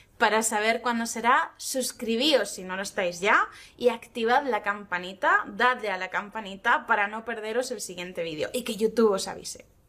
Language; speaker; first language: Spanish; native; Spanish